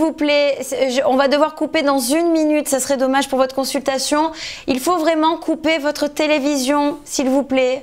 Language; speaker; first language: French; native; French